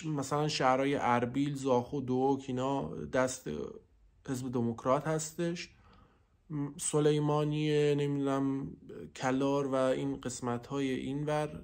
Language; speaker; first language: Persian; non-native, local second language; Central Kurdish